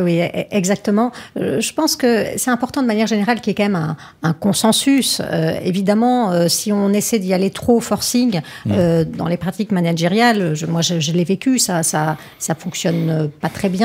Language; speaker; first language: French; native; French